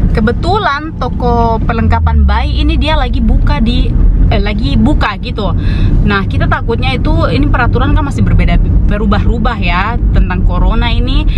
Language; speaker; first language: Indonesian; native; Indonesian